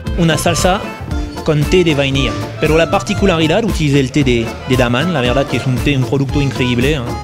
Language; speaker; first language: Spanish; non-native, fluent; French